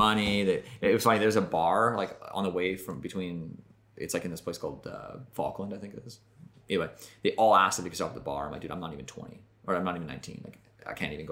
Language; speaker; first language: English; native; English